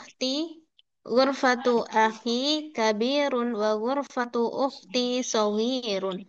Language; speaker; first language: Arabic; non-native, fluent; Indonesian